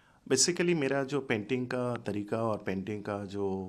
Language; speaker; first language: Hindi; non-native, local second language; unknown